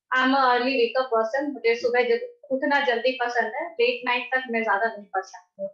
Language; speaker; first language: Hindi; native; Hindi